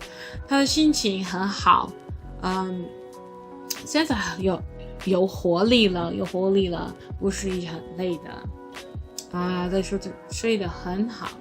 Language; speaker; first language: Chinese; non-native, learner; English